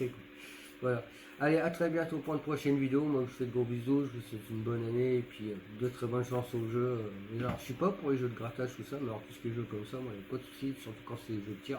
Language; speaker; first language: French; native; French